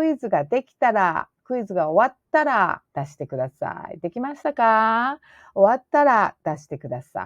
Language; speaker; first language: Japanese; non-native, learner; English